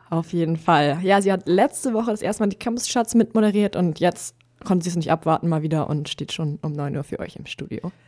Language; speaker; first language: German; native; German